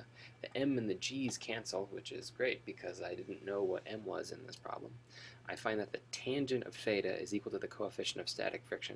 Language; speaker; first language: English; native; English